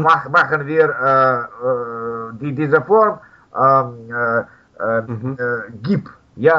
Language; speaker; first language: German; non-native, learner; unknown